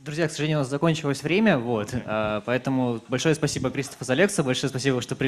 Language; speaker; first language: Russian; native; Russian